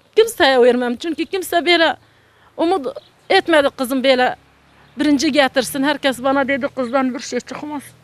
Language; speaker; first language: Turkish; non-native, learner; Arabic